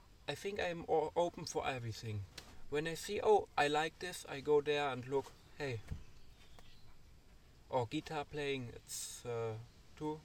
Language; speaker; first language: English; non-native, learner; German